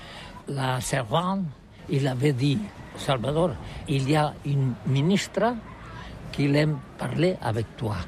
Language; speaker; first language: French; non-native, learner; Catalan